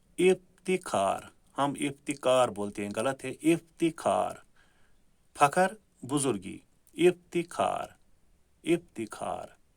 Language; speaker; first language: Urdu; non-native, local second language; Kashmiri